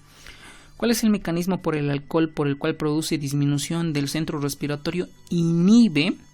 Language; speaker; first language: Spanish; native; Spanish